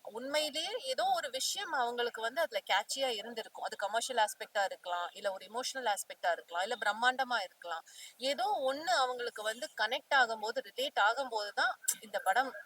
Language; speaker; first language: Tamil; native; Tamil